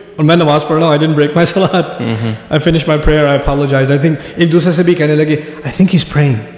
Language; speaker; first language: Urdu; early bilingual, other home language; German